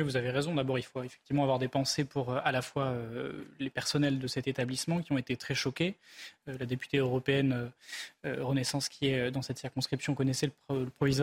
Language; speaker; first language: French; native; French